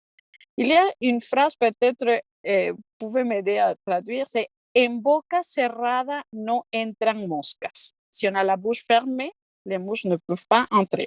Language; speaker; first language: French; non-native, fluent; Spanish